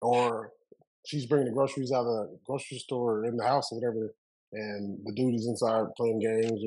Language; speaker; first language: English; native; English